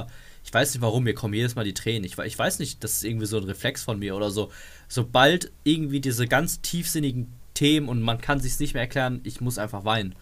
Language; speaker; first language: German; native; German